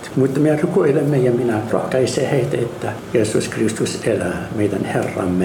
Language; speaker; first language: Finnish; non-native, learner; Arabic